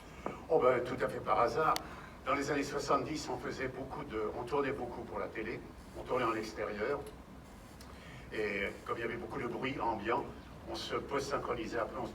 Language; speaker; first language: French; native; French